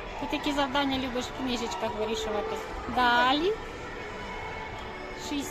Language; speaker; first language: Ukrainian; native; Ukrainian